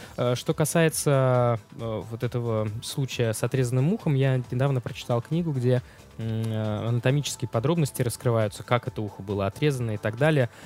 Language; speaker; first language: Russian; native; Russian